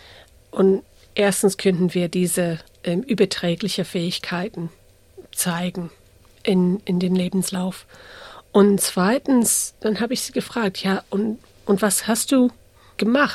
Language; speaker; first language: German; non-native, fluent; English